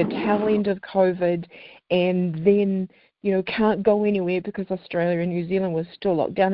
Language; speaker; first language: English; native; English